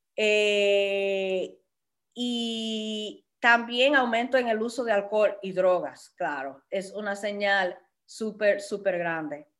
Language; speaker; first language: Spanish; native; Spanish